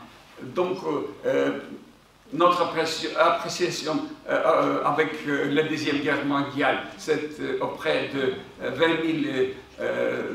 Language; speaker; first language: French; non-native, fluent; Ukrainian